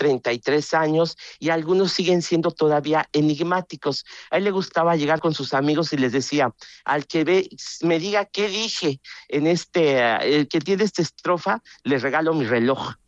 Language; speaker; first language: Spanish; native; Spanish